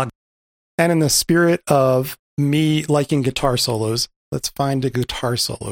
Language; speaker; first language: English; native; English